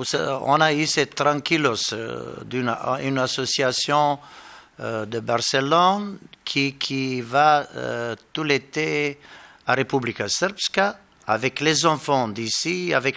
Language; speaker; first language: French; non-native, learner; Bosnian